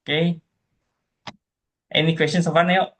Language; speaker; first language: English; non-native, fluent; Indonesian